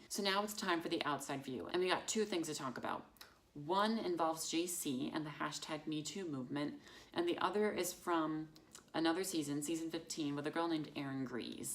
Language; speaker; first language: English; native; English